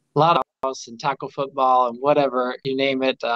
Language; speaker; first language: English; native; English